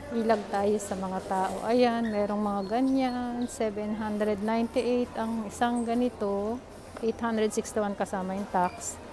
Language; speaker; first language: Filipino; native; Filipino